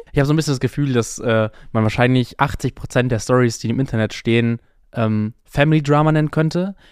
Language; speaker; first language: German; native; German